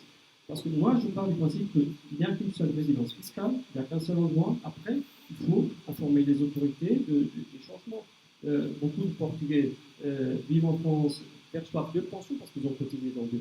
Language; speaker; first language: French; native; French